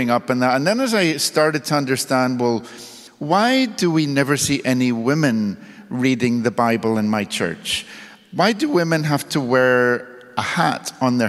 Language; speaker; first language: English; native; English